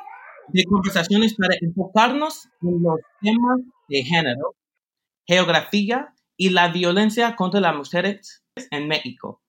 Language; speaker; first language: Spanish; non-native, fluent; English